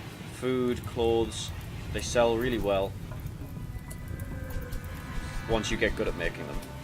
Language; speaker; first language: English; native; English